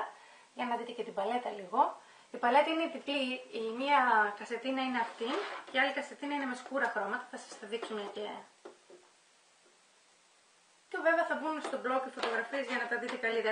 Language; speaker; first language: Greek; native; Greek